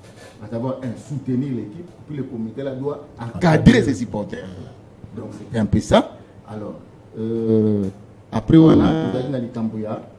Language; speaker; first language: French; non-native, local second language; Lingala